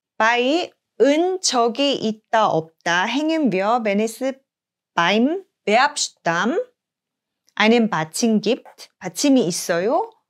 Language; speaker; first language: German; non-native, fluent; Korean